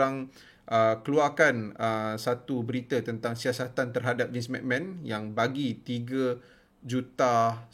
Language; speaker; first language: Malay; native; Malay